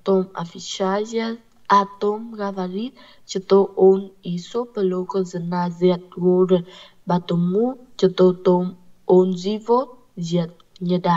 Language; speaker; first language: Russian; non-native, learner; Vietnamese